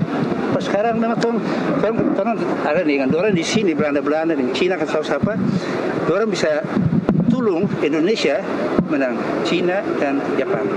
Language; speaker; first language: Indonesian; early bilingual, heritage; Indonesian